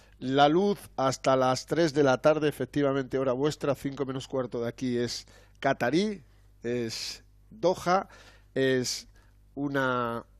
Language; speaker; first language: Spanish; native; Spanish